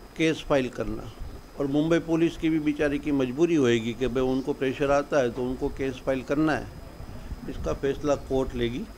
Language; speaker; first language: Hindi; non-native, local second language; Gujarati